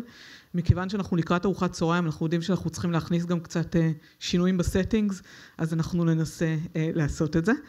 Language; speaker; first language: Hebrew; native; Hebrew